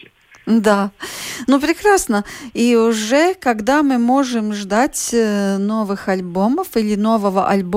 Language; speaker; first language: Russian; native; Russian